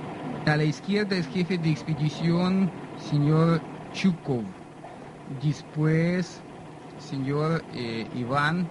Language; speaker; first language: Spanish; non-native, fluent; Russian